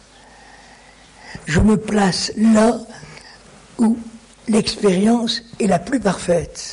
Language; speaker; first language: French; native; French